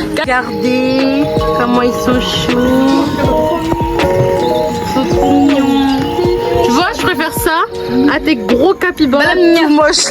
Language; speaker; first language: French; native; French